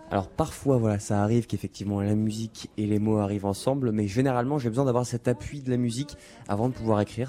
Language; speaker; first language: French; native; French